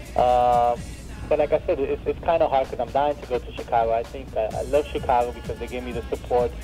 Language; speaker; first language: English; native; English